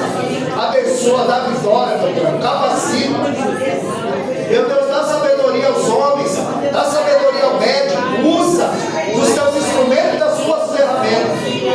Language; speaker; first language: Portuguese; native; Portuguese